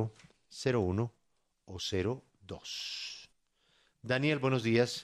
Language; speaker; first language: Spanish; native; Spanish